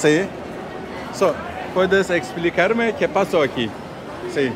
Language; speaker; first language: Spanish; non-native, learner; Turkish